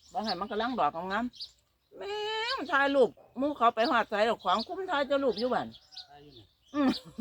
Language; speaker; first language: Thai; native; Thai